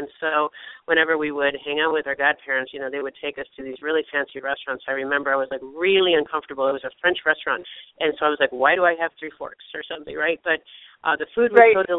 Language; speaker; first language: English; native; English